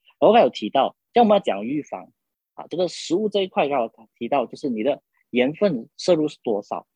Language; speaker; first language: Chinese; native; Chinese